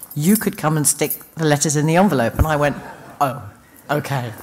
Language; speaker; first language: English; native; English